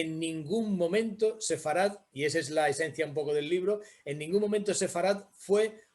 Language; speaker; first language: Spanish; native; Spanish